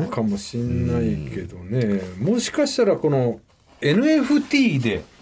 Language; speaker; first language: Japanese; native; Japanese